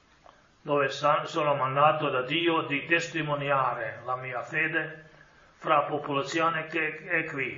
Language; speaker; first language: Italian; non-native, fluent; Croatian